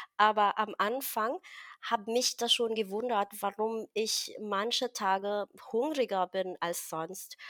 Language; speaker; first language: German; non-native, fluent; Filipino